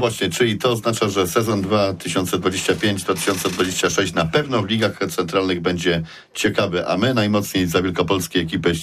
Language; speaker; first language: Polish; native; Polish